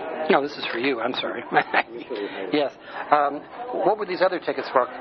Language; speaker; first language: English; native; English